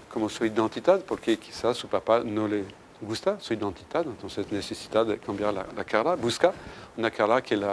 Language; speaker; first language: Spanish; non-native, fluent; French